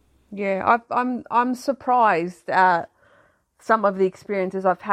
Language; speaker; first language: English; early bilingual, other home language; Greek